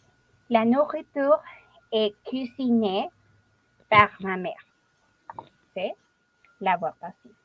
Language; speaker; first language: French; non-native, learner; Spanish